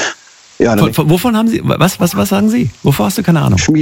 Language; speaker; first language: German; native; German